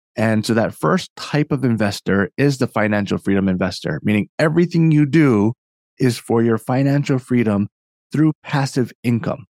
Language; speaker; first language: English; native; English